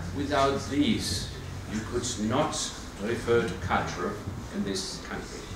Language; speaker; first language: English; non-native, fluent; German